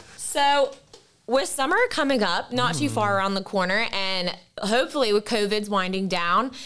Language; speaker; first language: English; native; English